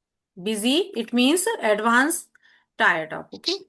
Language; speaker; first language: English; non-native, learner; Hindi